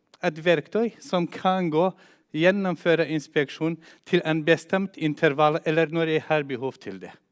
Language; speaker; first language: Norwegian; non-native, fluent; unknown